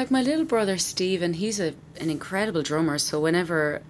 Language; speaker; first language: English; native; English